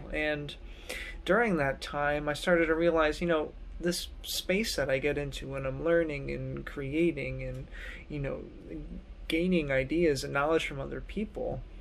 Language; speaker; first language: English; native; English